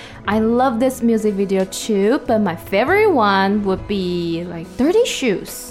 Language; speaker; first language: English; non-native, fluent; Chinese